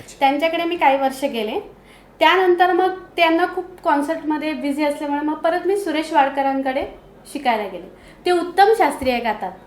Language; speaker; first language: Marathi; native; Marathi